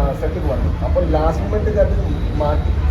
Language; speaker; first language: Malayalam; non-native, learner; Kannada